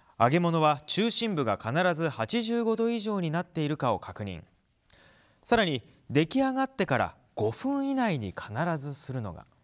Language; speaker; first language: Japanese; native; Japanese